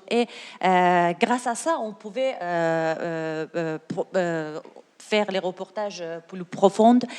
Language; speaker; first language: French; non-native, learner; Persian